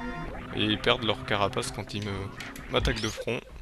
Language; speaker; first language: French; native; French